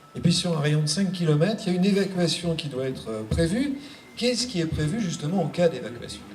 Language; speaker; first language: French; native; French